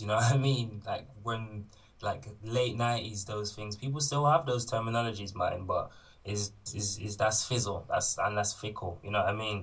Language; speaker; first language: English; native; English